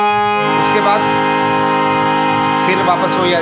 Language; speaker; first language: Hindi; native; Hindi